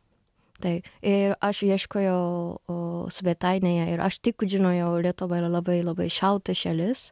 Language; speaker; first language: Lithuanian; non-native, learner; Japanese